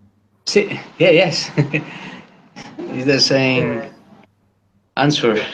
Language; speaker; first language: English; non-native, learner; Spanish